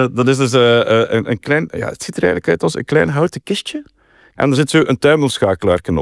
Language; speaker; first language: Dutch; native; Dutch